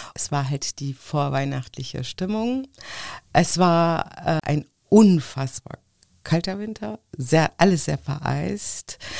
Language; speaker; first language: German; early bilingual, other home language; Turkish